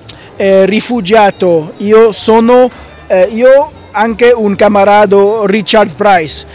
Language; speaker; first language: Italian; non-native, learner; English